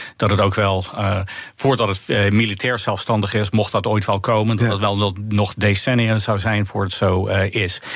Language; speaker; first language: Dutch; non-native, fluent; English